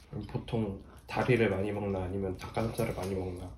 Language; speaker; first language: Korean; native; Korean